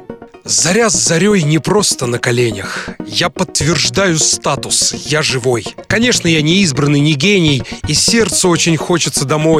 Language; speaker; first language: Russian; native; Russian